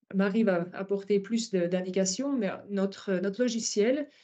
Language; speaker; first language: French; native; French